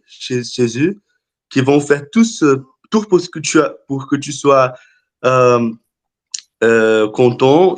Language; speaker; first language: French; non-native, fluent; Portuguese